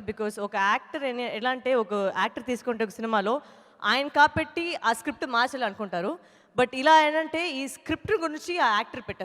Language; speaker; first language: Telugu; non-native, local second language; Tamil